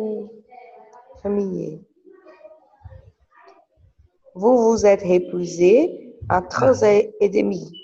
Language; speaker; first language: French; non-native, learner; Portuguese